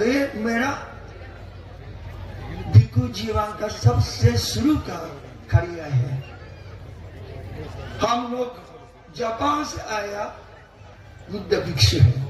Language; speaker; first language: Hindi; non-native, learner; Japanese